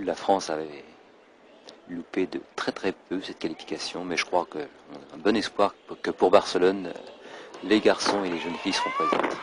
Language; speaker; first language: French; native; French